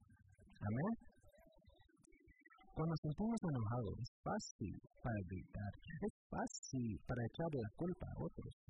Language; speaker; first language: Spanish; early bilingual, heritage; English